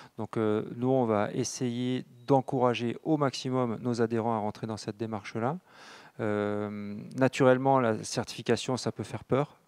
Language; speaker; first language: French; native; French